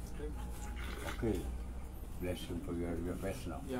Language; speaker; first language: English; non-native, learner; Balinese